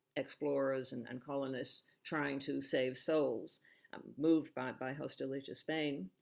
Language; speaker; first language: English; native; English